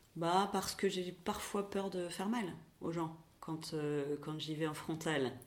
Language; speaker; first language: French; native; French